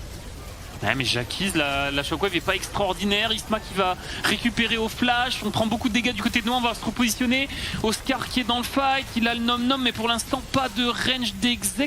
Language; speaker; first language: French; native; French